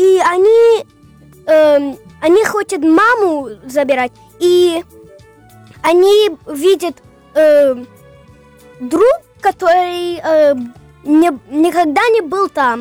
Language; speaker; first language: Russian; early bilingual, heritage; Russian